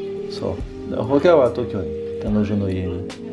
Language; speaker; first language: Japanese; non-native, learner; French